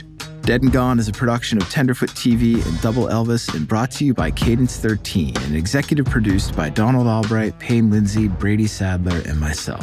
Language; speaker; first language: English; native; English